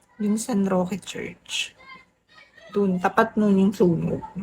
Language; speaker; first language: Filipino; native; Filipino